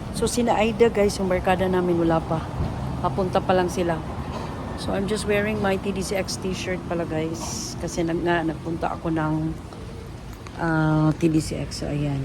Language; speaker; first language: Filipino; non-native, local second language; Cebuano